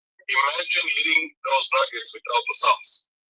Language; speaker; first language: English; native; English